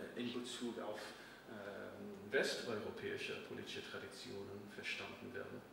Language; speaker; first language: German; non-native, fluent; English